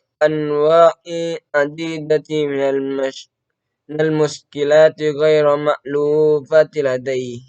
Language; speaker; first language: Arabic; non-native, learner; Indonesian